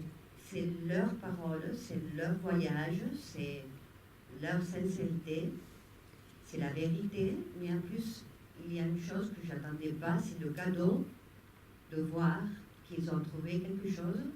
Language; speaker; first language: French; non-native, fluent; Spanish